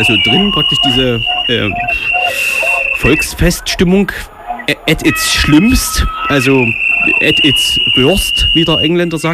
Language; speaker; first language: German; native; German